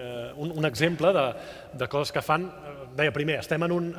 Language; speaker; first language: Catalan; native; Catalan